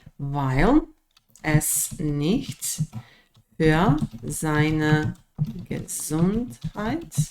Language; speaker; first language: German; non-native, fluent; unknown